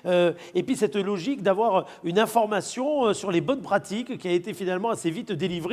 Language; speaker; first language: French; native; French